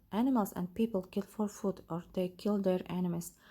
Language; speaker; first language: English; non-native, fluent; Azerbaijani